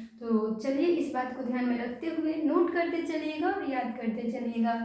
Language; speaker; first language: Hindi; native; Hindi